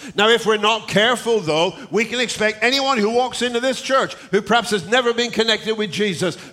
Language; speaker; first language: English; native; English